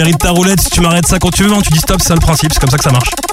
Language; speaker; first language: French; native; French